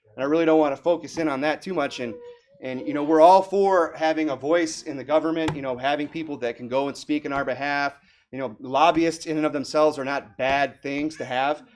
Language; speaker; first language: English; native; English